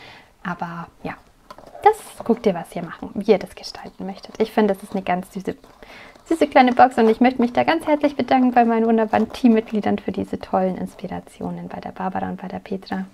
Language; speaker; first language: German; native; German